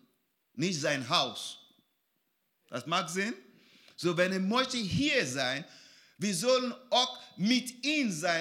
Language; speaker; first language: German; non-native, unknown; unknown